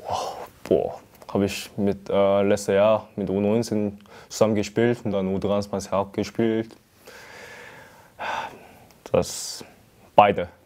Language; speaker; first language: German; non-native, learner; Korean